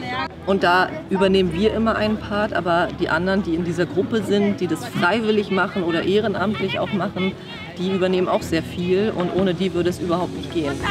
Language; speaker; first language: German; native; German